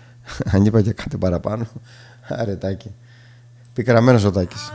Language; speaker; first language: Greek; native; Greek